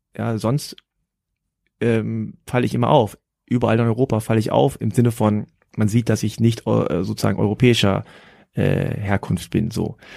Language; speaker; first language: German; native; German